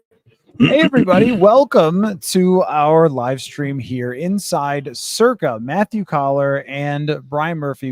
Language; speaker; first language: English; native; English